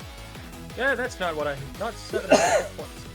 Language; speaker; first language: English; native; English